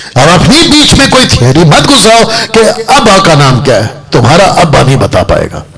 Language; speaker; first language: Hindi; non-native, local second language; Telugu